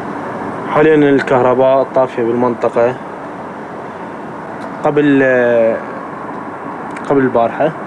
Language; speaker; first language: Arabic; native; Arabic